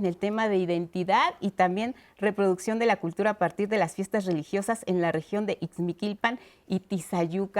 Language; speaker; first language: Spanish; native; Spanish